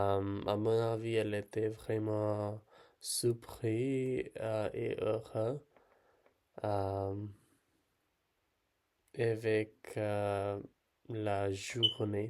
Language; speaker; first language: French; non-native, learner; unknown